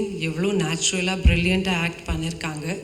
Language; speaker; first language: Tamil; non-native, local second language; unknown